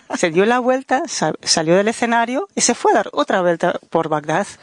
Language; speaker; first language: Spanish; non-native, fluent; Dutch